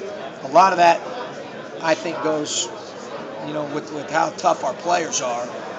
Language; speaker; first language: English; native; English